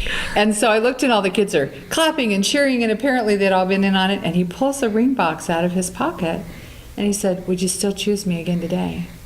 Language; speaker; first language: English; native; English